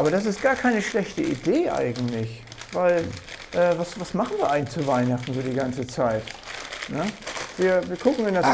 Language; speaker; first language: German; native; German